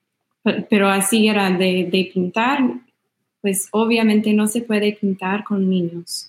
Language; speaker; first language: Spanish; non-native, fluent; English